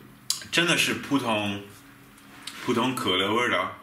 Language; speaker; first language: Chinese; non-native, fluent; German